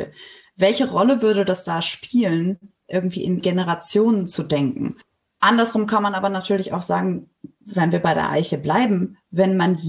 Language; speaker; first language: German; native; German